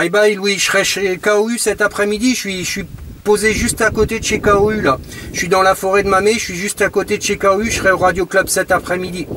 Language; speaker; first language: French; native; French